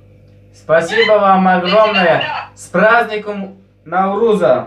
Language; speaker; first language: Russian; non-native, local second language; Tajik